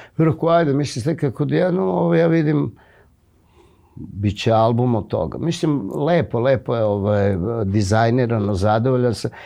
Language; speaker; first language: Serbian; native; Serbian